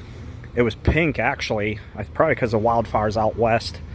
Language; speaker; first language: English; native; English